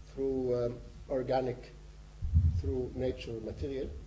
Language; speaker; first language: English; non-native, fluent; Arabic